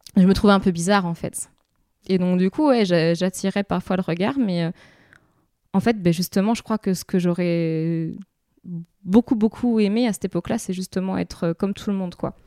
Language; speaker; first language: French; native; French